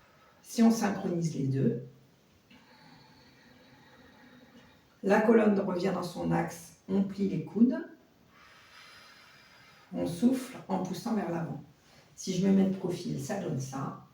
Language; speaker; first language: French; native; French